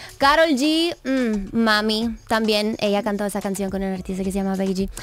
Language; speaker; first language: Spanish; early bilingual, heritage; English